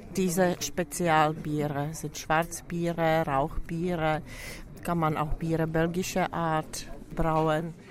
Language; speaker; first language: German; non-native, fluent; Czech